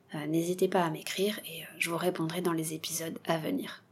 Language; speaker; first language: French; native; French